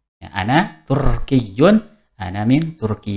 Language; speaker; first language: Arabic; non-native, fluent; Indonesian